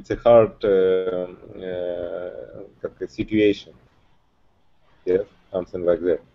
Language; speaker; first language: English; non-native, learner; Russian